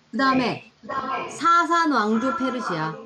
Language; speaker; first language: Korean; native; Korean